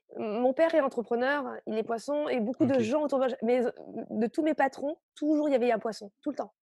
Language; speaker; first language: French; native; French